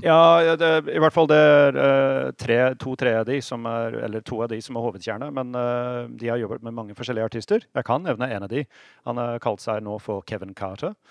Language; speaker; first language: Norwegian; non-native, fluent; English